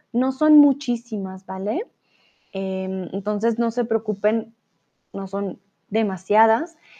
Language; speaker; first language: Spanish; native; Spanish